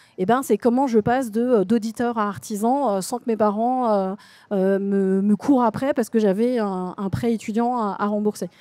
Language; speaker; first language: French; native; French